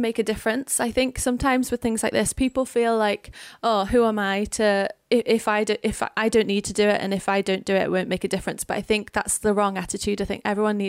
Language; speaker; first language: English; native; English